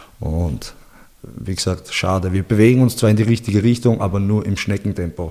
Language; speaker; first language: German; early bilingual, other home language; Bosnian